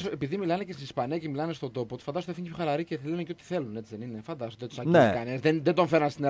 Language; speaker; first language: Greek; native; Greek